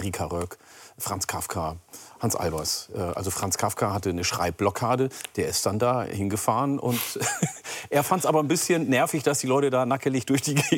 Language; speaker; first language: German; early bilingual, other home language; Oromo